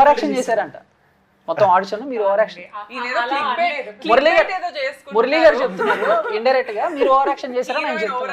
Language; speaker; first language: Telugu; native; Telugu